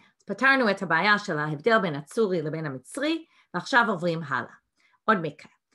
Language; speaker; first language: Hebrew; non-native, fluent; English